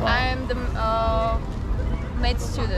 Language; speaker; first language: English; non-native, fluent; Slovak